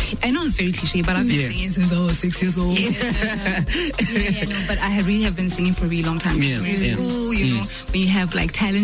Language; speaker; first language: English; non-native, local second language; Tswana